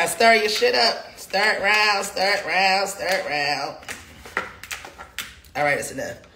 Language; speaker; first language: English; native; English